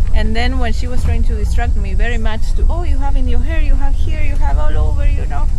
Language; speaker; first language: English; non-native, fluent; Spanish